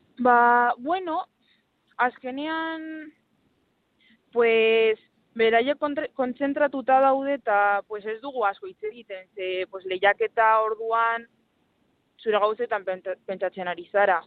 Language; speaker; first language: Basque; non-native, local second language; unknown